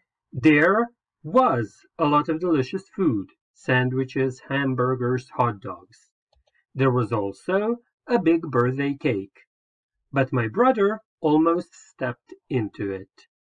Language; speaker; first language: English; non-native, fluent; Croatian